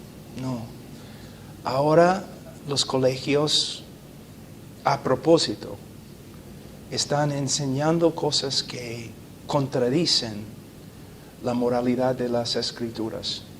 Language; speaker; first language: Spanish; non-native, fluent; English